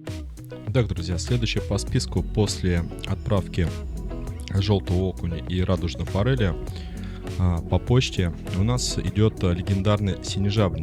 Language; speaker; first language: Russian; native; Russian